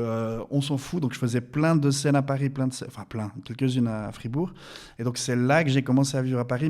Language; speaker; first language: French; native; French